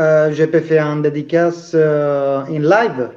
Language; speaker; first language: French; non-native, learner; Italian